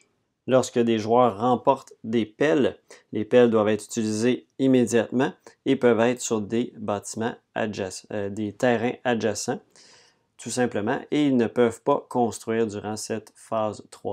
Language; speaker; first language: French; native; French